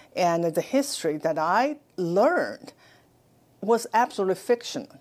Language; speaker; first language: English; non-native, fluent; Chinese